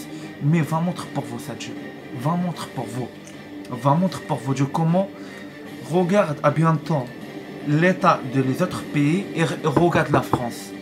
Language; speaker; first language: French; non-native, learner; Arabic